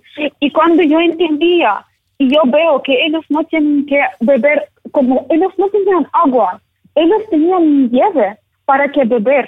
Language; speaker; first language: Spanish; non-native, learner; Ukrainian